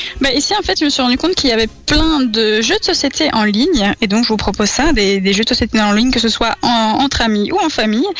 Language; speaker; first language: French; native; French